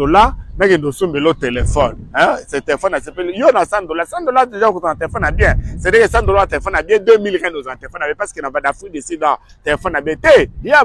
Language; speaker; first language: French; non-native, local second language; Lingala